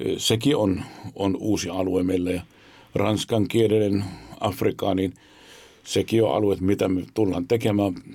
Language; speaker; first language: Finnish; non-native, fluent; Arabic